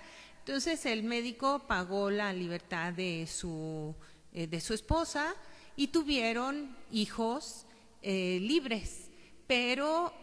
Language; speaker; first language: Spanish; native; Spanish